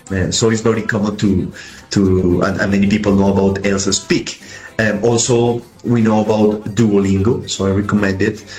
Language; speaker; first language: English; non-native, fluent; Spanish